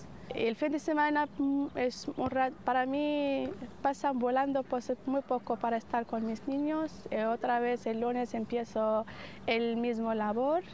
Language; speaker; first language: Spanish; non-native, fluent; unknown